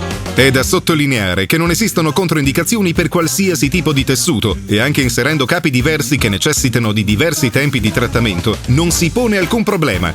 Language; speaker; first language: Italian; native; Italian